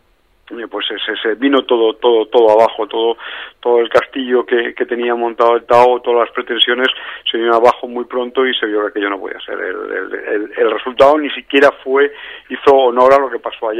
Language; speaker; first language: Spanish; native; Spanish